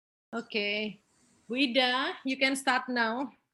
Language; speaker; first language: English; non-native, learner; Indonesian